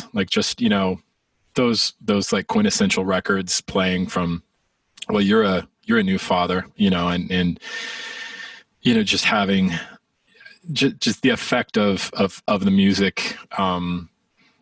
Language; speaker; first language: English; native; English